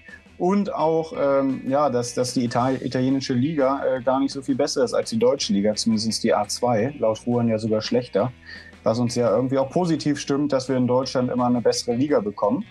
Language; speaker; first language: German; native; German